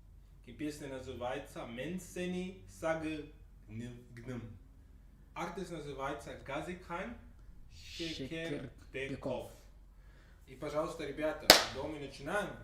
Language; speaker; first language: Russian; non-native, learner; English